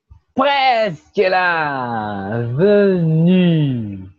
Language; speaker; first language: French; non-native, learner; Portuguese